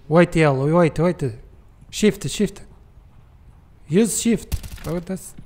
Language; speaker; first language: English; non-native, learner; Portuguese